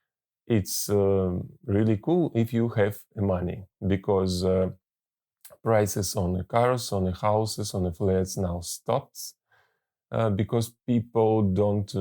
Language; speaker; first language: English; non-native, learner; Russian